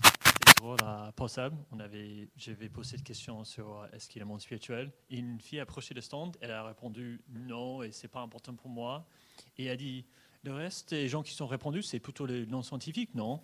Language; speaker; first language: French; non-native, fluent; English